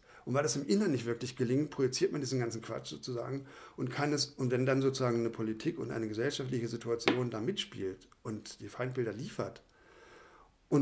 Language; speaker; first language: German; native; German